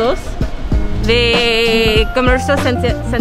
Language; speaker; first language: Spanish; non-native, learner; English